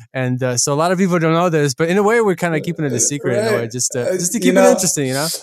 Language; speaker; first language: English; early bilingual, other home language; Ukrainian